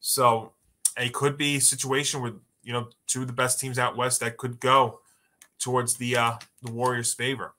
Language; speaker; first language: English; native; English